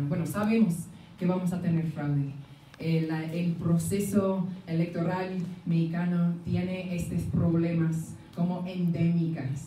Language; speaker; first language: Spanish; non-native, fluent; English